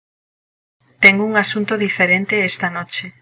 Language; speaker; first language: Spanish; non-native, learner; English